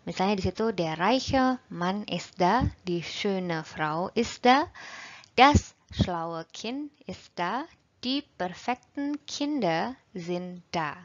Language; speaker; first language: German; non-native, fluent; Indonesian